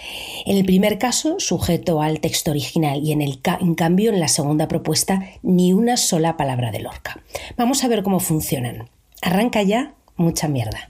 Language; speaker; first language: Spanish; native; Spanish